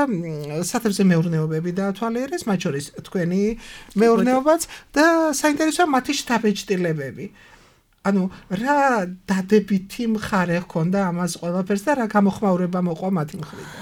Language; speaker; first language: Georgian; native; Georgian